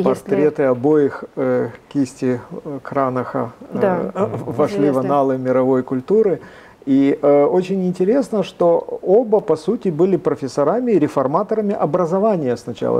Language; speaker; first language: Russian; native; Russian